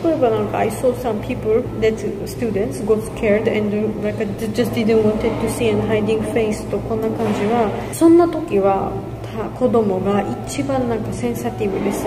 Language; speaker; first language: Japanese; non-native, learner; Georgian